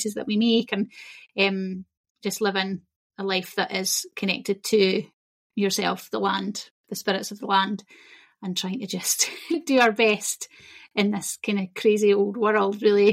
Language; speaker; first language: English; native; English